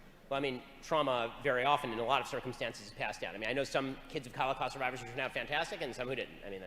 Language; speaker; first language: English; native; English